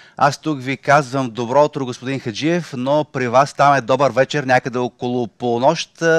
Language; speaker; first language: Bulgarian; native; Bulgarian